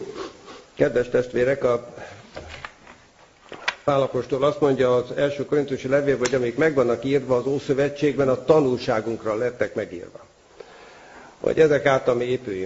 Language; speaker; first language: Hungarian; native; Hungarian